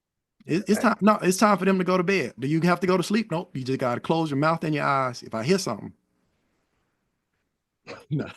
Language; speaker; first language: English; native; English